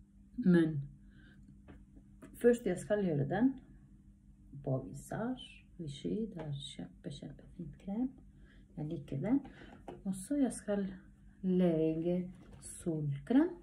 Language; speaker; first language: Swedish; non-native, learner; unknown